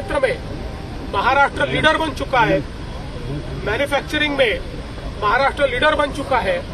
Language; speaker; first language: Hindi; non-native, local second language; Marathi